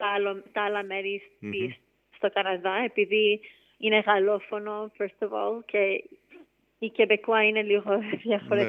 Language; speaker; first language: Greek; early bilingual, heritage; English